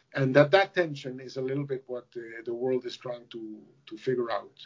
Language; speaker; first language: English; non-native, fluent; Spanish